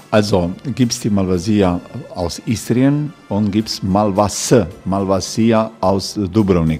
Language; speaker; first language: German; non-native, learner; Croatian